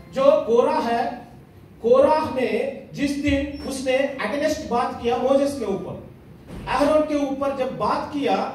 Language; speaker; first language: Hindi; non-native, local second language; Telugu